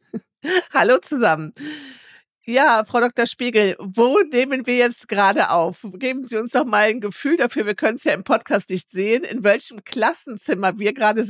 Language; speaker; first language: German; native; German